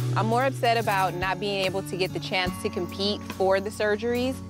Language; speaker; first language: English; native; English